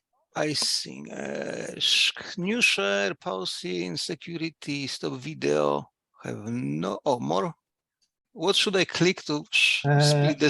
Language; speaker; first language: English; non-native, fluent; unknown